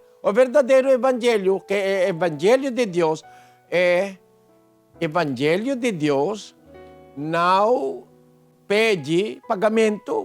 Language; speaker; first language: Portuguese; non-native, fluent; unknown